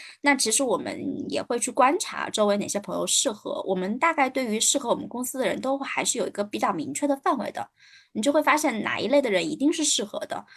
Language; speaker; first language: Chinese; native; Chinese